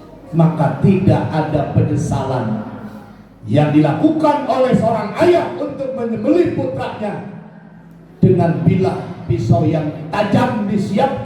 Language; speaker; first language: Indonesian; native; Indonesian